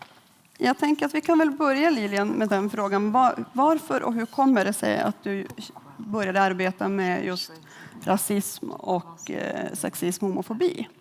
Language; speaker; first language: Swedish; native; Swedish